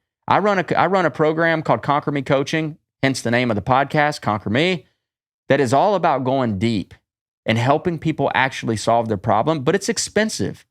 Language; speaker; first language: English; native; English